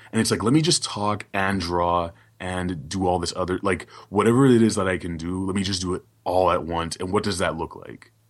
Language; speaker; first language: English; early bilingual, other home language; Haitian Creole